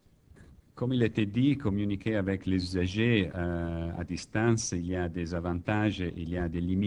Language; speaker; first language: French; non-native, learner; Italian